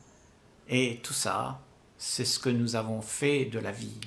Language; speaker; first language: French; native; French